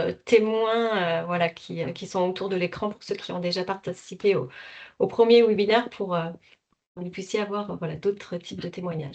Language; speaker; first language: French; native; French